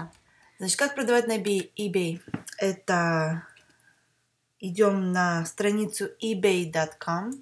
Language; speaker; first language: Russian; early bilingual, heritage; Russian